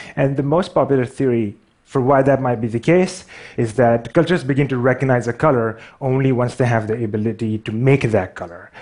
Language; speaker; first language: English; non-native, local second language; Urdu